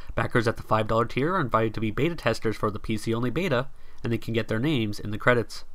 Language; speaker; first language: English; native; English